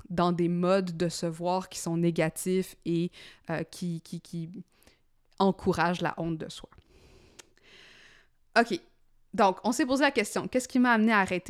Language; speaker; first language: French; native; French